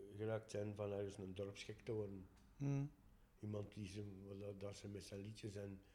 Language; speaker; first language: Dutch; native; Dutch